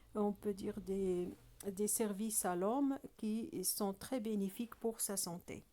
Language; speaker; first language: French; non-native, local second language; Arabic